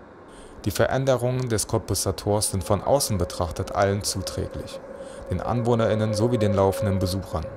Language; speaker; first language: German; native; German